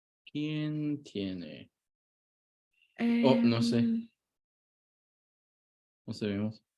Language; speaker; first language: Spanish; non-native, fluent; English